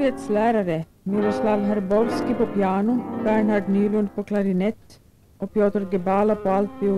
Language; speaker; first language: Swedish; native; Swedish